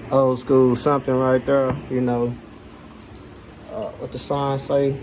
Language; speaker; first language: English; native; English